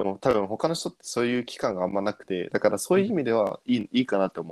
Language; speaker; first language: Japanese; early bilingual, other home language; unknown